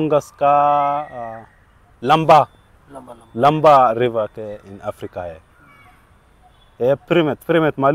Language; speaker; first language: Hindi; non-native, learner; Arabic